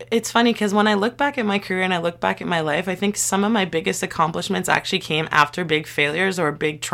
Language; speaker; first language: English; native; English